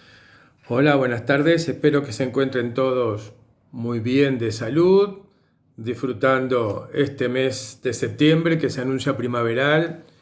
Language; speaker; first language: Spanish; native; Spanish